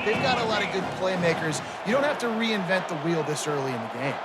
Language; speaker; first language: English; native; English